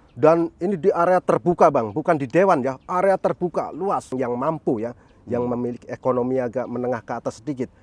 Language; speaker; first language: Indonesian; non-native, local second language; Javanese